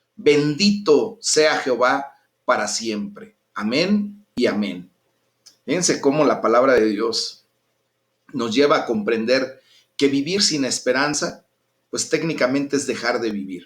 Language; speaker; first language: Spanish; native; Spanish